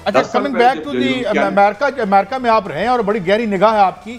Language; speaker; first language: Urdu; native; Urdu